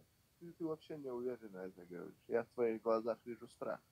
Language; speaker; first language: Russian; non-native, local second language; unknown